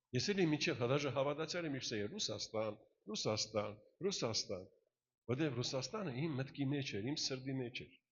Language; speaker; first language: Armenian; early bilingual, heritage; Russian